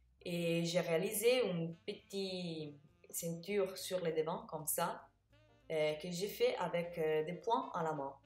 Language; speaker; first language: French; non-native, fluent; Italian